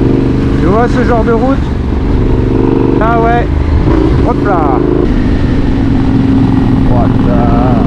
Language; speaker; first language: French; native; French